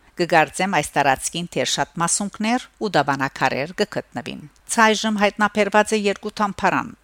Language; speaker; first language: Armenian; early bilingual, heritage; Armenian